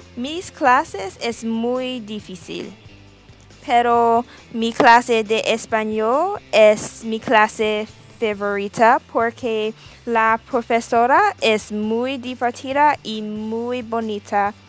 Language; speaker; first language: Spanish; non-native, learner; English